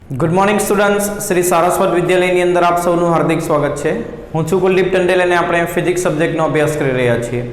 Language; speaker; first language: Gujarati; native; Gujarati